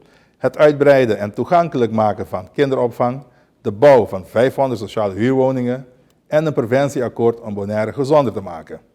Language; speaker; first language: Dutch; non-native, local second language; Papiamento